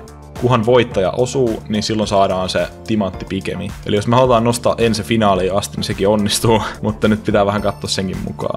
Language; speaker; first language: Finnish; native; Finnish